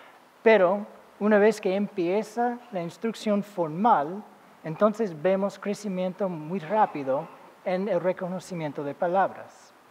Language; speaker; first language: Spanish; non-native, fluent; English